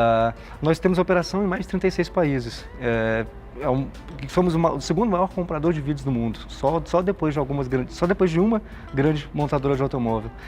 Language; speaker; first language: Portuguese; native; Portuguese